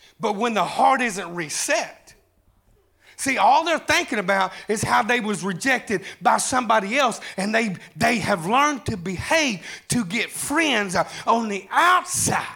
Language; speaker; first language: English; native; English